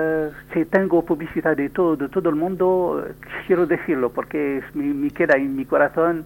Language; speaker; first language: Spanish; non-native, learner; French